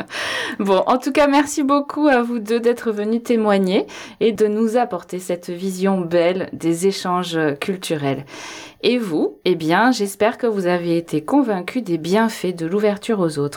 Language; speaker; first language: French; native; French